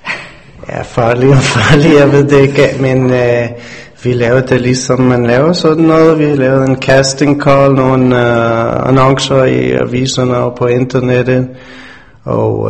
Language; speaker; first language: Danish; non-native, fluent; English